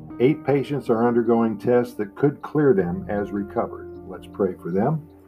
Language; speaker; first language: English; native; English